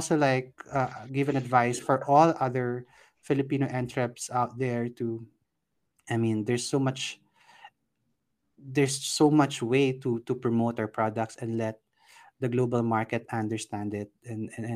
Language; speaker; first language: English; non-native, local second language; Filipino